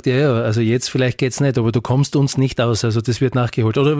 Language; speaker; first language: German; native; German